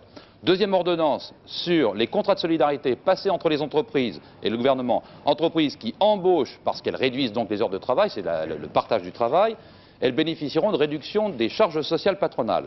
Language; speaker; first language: French; native; French